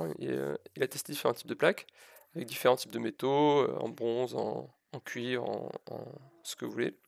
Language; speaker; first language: French; native; French